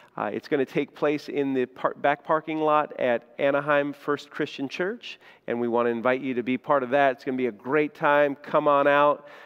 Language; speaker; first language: English; native; English